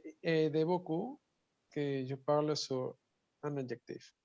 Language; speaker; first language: French; non-native, learner; Spanish